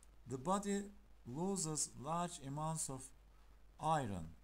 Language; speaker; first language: English; non-native, fluent; Turkish